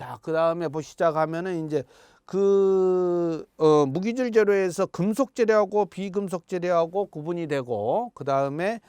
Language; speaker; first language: Korean; native; Korean